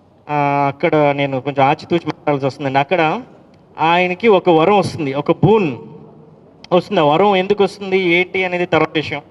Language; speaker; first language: Telugu; native; Telugu